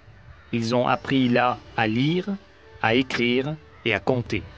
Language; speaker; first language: French; native; French